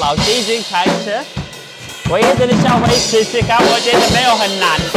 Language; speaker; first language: Chinese; non-native, fluent; Turkish